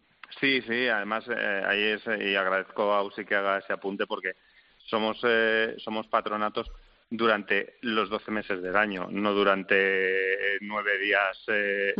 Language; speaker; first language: Spanish; native; Spanish